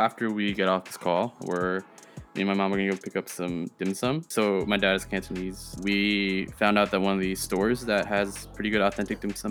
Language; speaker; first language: English; early bilingual, other home language; Chinese